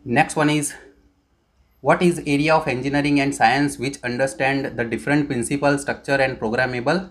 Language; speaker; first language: English; non-native, local second language; Gujarati